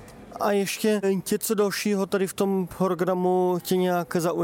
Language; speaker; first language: Czech; native; Czech